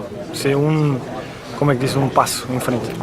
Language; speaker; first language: French; non-native, fluent; Portuguese